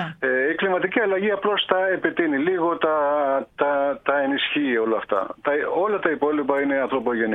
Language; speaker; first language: Greek; native; Greek